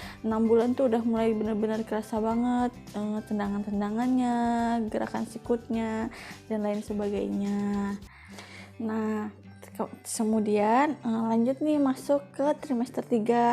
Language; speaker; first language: Indonesian; native; Indonesian